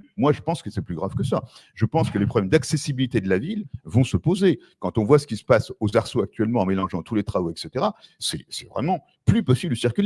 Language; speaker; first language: French; native; French